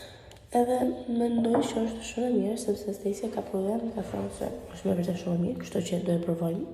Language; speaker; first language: Albanian; early bilingual, heritage; Albanian